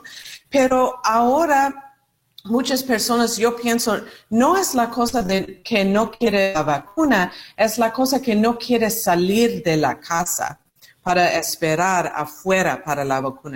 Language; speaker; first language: Spanish; non-native, learner; English